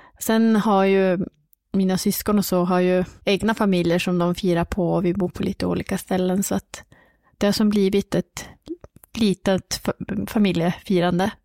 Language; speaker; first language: Swedish; native; Swedish